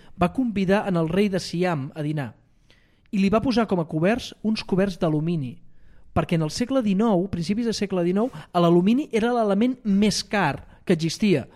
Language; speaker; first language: Catalan; native; Catalan